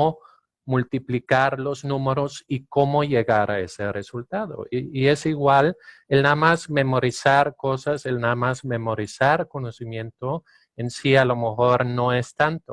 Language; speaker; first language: Spanish; non-native, fluent; Danish